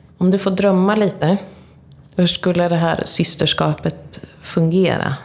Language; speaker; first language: Swedish; native; Swedish